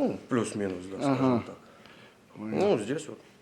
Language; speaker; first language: Russian; native; Russian